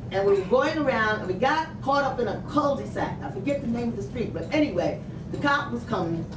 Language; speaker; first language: English; native; English